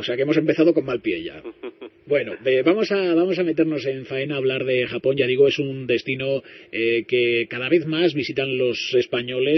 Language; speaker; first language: Spanish; native; Spanish